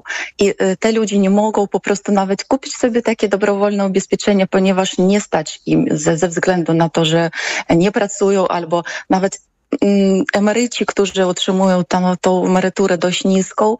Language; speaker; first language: Polish; non-native, fluent; Ukrainian